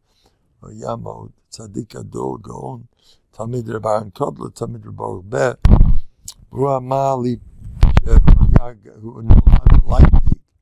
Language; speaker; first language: Hebrew; non-native, fluent; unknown